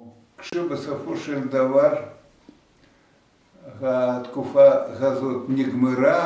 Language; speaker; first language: Hebrew; non-native, fluent; Russian